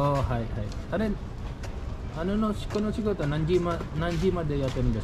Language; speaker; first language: Japanese; non-native, learner; Filipino